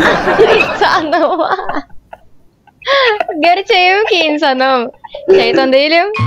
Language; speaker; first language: Turkish; non-native, learner; Indonesian